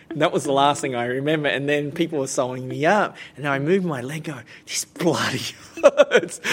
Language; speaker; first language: English; native; English